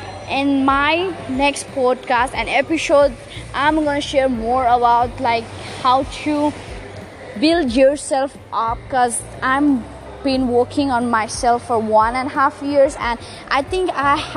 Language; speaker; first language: English; non-native, local second language; Nepali